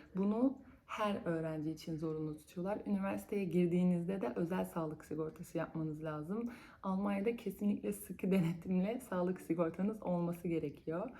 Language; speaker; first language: Turkish; native; Turkish